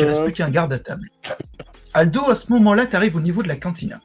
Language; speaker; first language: French; native; French